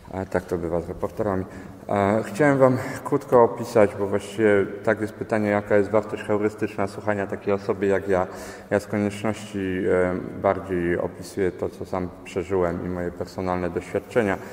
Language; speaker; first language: Polish; native; Polish